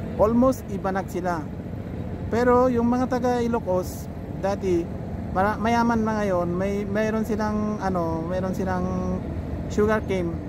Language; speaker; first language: Filipino; non-native, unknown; Persian